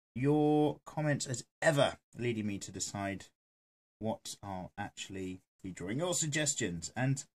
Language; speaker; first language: English; native; English